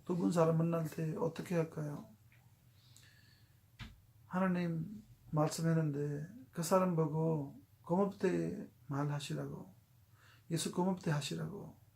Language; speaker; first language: Korean; non-native, fluent; Urdu